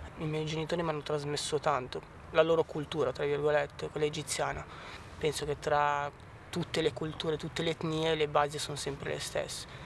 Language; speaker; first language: Italian; early bilingual, other home language; Arabic